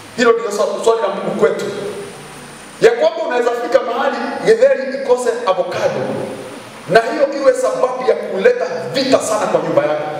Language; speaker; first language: Swahili; non-native, local second language; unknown